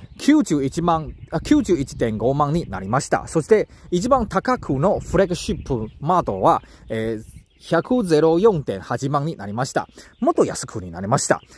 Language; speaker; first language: Japanese; non-native, learner; Chinese